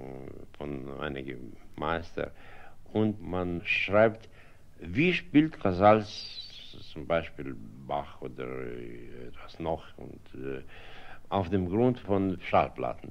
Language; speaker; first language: German; non-native, fluent; Russian